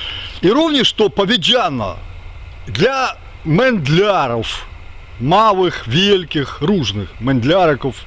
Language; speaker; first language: Polish; non-native, fluent; Ukrainian